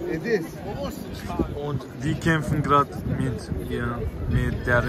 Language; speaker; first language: German; early bilingual, other home language; Turkish